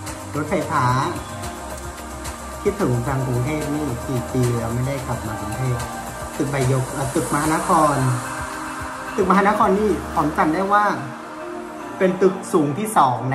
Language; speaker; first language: Thai; non-native, fluent; Vietnamese